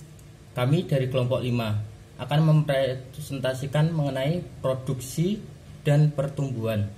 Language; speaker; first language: Indonesian; native; Indonesian